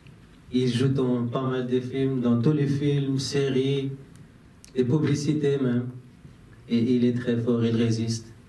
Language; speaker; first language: French; non-native, fluent; Persian